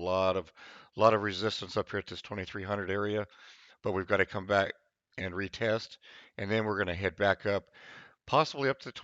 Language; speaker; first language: English; native; English